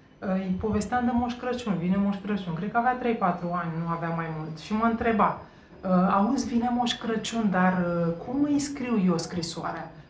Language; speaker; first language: Romanian; native; Romanian